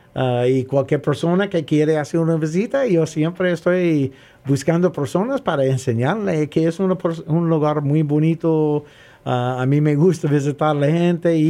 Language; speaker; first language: Spanish; non-native, learner; English